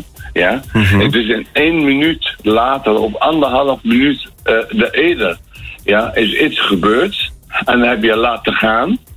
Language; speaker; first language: Dutch; non-native, learner; Arabic